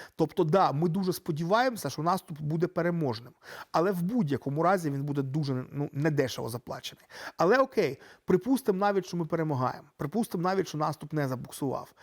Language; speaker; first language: Ukrainian; native; Ukrainian